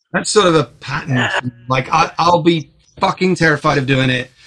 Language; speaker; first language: English; early bilingual, other home language; Czech